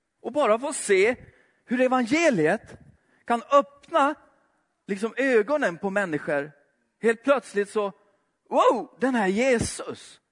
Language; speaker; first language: Swedish; native; Swedish